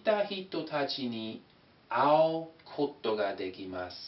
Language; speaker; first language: Japanese; non-native, fluent; English